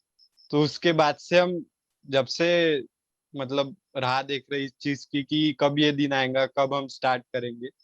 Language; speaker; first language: Hindi; native; Hindi